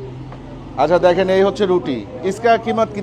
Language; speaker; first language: Hindi; non-native, learner; Bangla